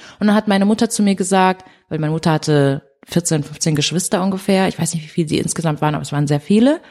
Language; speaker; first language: German; early bilingual, other home language; Portuguese